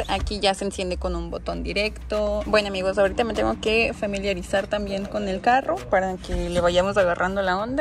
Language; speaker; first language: Spanish; native; Spanish